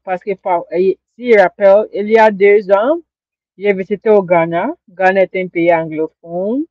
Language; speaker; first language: French; non-native, learner; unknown